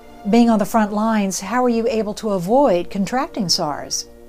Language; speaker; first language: English; native; English